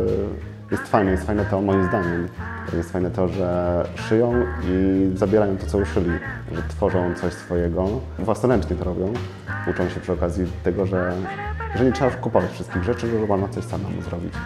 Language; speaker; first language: Polish; native; Polish